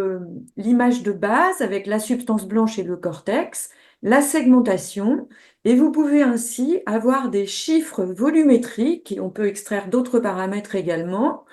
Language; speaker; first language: French; native; French